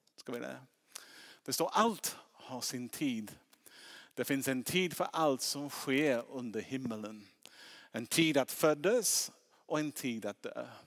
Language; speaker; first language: Swedish; non-native, fluent; English